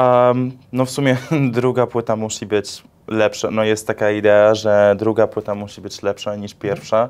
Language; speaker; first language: Polish; early bilingual, heritage; English